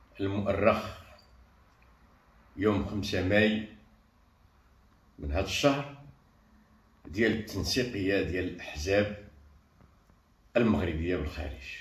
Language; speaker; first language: Arabic; native; Arabic